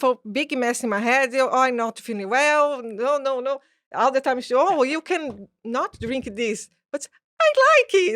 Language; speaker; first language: English; non-native, learner; Portuguese